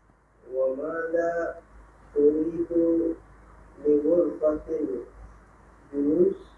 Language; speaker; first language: Arabic; non-native, learner; Indonesian